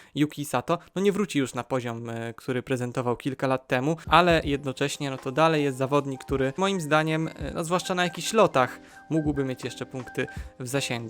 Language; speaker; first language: Polish; native; Polish